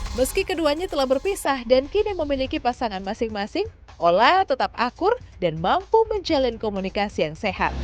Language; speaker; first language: Indonesian; native; Indonesian